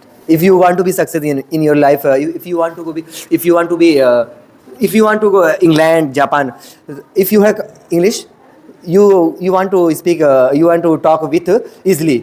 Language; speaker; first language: English; non-native, learner; Hindi